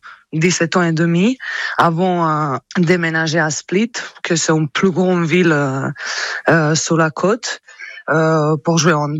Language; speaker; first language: French; non-native, fluent; Croatian